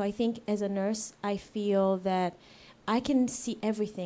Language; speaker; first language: English; non-native, fluent; Hebrew